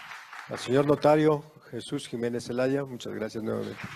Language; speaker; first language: Spanish; native; Spanish